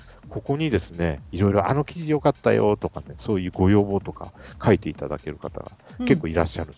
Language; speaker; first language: Japanese; native; Japanese